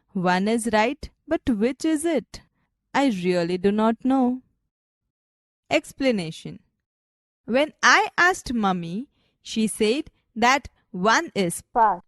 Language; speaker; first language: English; non-native, local second language; Gujarati